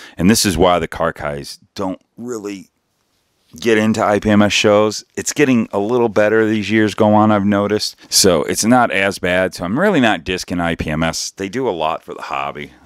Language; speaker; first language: English; native; English